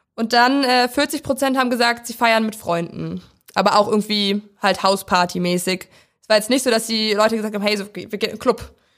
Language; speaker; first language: German; native; German